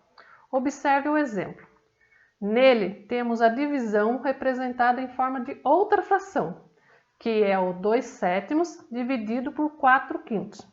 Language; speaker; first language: Portuguese; native; Portuguese